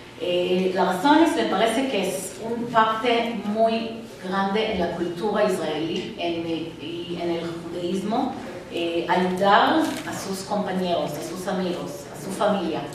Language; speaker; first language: Spanish; non-native, fluent; Hebrew